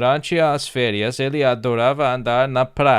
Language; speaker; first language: Portuguese; non-native, learner; English